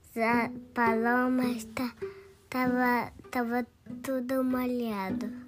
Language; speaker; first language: Portuguese; early bilingual, heritage; Portuguese